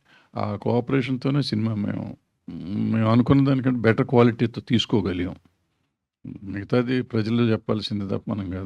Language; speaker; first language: Telugu; native; Telugu